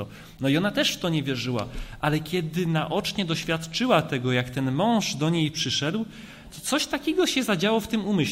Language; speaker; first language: Polish; native; Polish